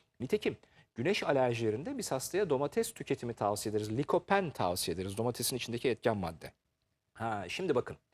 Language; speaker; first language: Turkish; native; Turkish